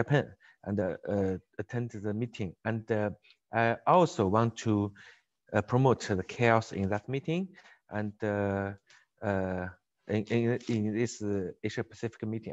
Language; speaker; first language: English; non-native, learner; Chinese